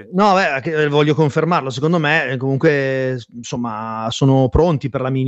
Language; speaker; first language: Italian; native; Italian